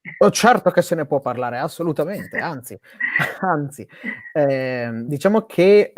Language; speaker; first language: Italian; native; Italian